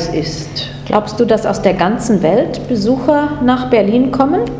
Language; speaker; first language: German; non-native, fluent; English